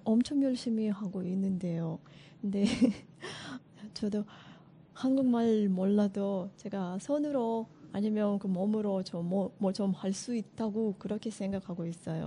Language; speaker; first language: Korean; non-native, learner; Russian